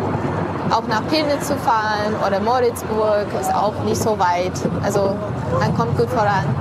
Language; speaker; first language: German; non-native, fluent; English